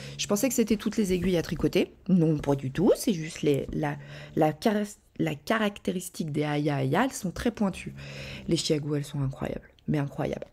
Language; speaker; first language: French; native; French